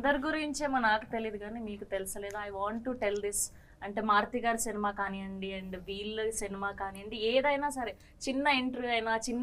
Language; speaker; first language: Telugu; native; Telugu